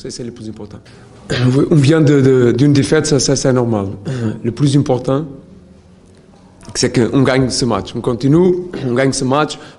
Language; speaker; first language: French; non-native, learner; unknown